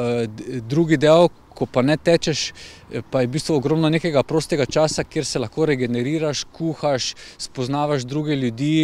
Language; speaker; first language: Slovenian; native; Slovenian